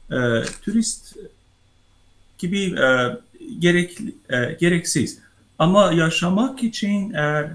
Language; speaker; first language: Turkish; non-native, learner; Persian